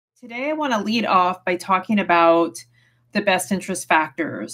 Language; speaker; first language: English; native; English